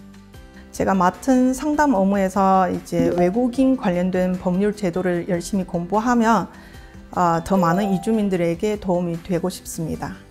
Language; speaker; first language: Korean; non-native, fluent; Chinese